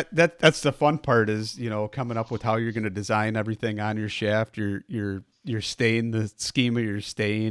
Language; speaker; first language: English; native; English